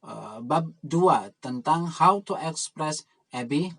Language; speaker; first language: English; non-native, fluent; Indonesian